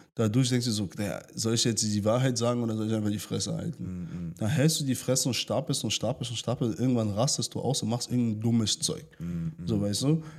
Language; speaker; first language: German; early bilingual, other home language; French